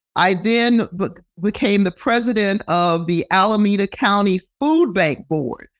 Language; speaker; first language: English; native; English